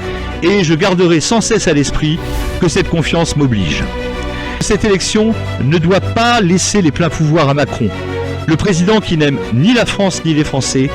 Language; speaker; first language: French; native; French